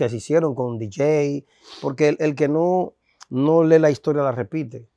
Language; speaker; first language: Spanish; native; Spanish